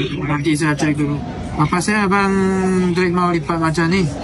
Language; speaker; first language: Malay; non-native, local second language; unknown